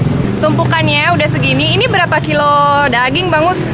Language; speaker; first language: Indonesian; native; Indonesian